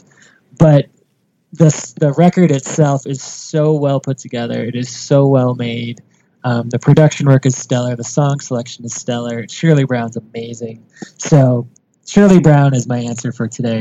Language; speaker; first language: English; native; English